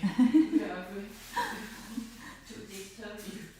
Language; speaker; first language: English; non-native, learner; Chinese